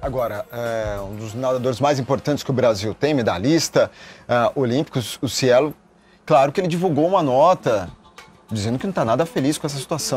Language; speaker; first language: Portuguese; native; Portuguese